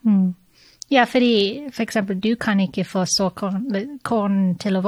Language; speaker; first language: Norwegian; non-native, fluent; English